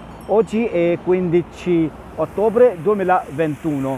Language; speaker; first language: Italian; non-native, fluent; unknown